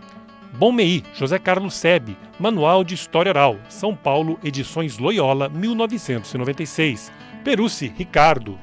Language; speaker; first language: Portuguese; native; Portuguese